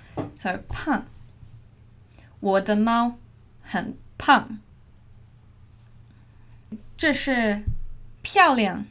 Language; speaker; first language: Chinese; non-native, fluent; English